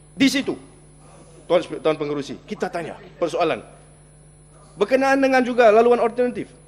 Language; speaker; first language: Malay; non-native, local second language; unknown